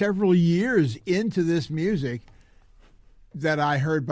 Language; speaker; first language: English; native; English